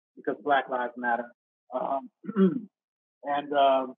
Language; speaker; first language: English; native; English